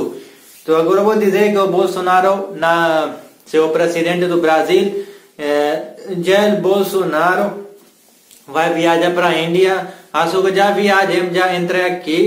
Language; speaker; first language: Portuguese; non-native, learner; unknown